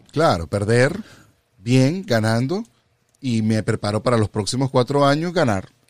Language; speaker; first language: Spanish; native; Spanish